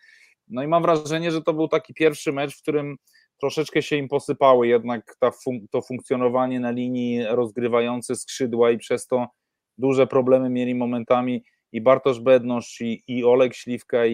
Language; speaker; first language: Polish; native; Polish